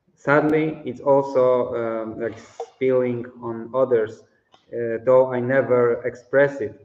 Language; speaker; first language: English; non-native, fluent; Polish